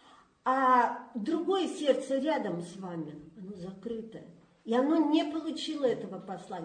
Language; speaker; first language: Russian; native; Russian